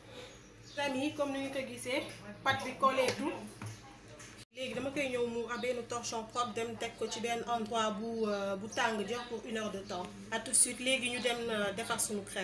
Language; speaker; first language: French; non-native, local second language; Wolof